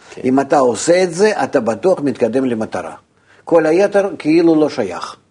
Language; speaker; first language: Hebrew; non-native, fluent; Russian